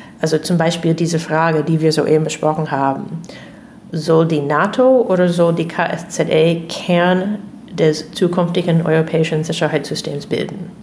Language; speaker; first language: German; non-native, fluent; English